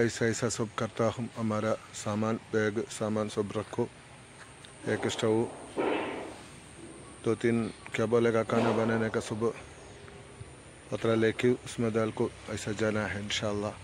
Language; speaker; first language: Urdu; non-native, local second language; Malayalam